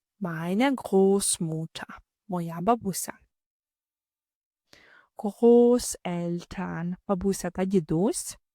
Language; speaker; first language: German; non-native, fluent; Ukrainian